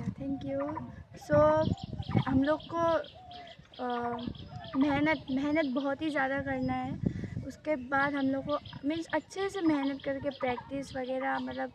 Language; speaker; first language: Hindi; non-native, local second language; Assamese